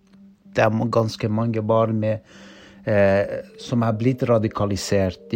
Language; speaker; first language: Norwegian; non-native, fluent; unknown